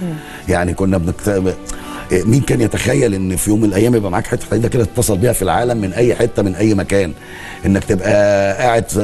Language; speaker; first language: Arabic; native; Arabic